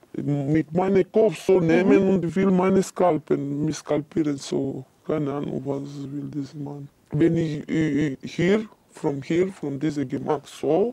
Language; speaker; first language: German; non-native, learner; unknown